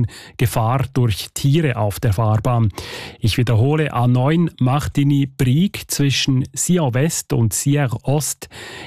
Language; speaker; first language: German; native; German